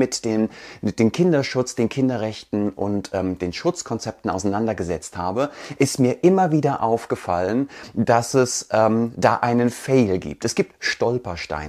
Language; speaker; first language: German; native; German